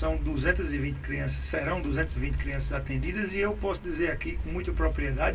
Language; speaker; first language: Portuguese; native; Portuguese